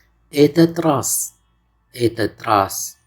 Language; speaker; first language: Russian; non-native, fluent; Arabic